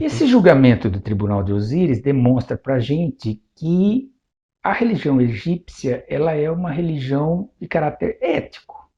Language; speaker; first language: Portuguese; native; Portuguese